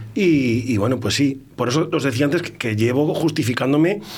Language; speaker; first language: Spanish; native; Spanish